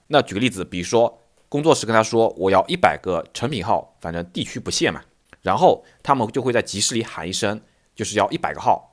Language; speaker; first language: Chinese; native; Chinese